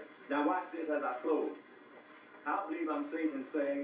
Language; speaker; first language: English; native; English